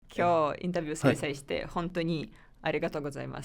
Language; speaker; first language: Japanese; non-native, learner; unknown